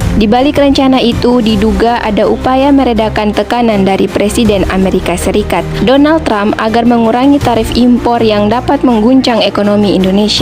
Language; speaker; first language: Indonesian; native; Indonesian